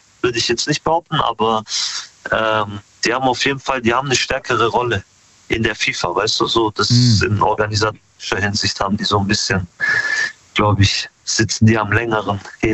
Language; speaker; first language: German; early bilingual, other home language; Kurdish